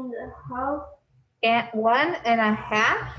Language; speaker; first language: English; non-native, fluent; Portuguese